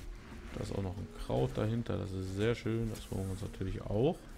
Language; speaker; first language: German; native; German